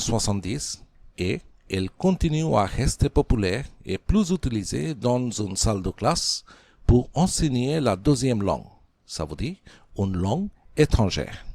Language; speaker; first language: French; non-native, fluent; Bangla